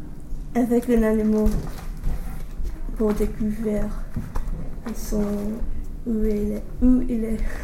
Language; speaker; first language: French; non-native, learner; English